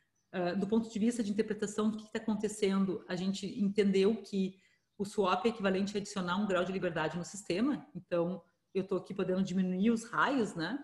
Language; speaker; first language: Portuguese; native; Portuguese